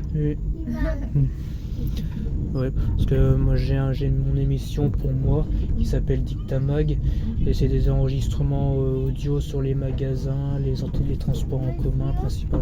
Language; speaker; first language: French; native; French